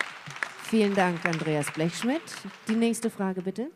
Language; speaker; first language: German; native; German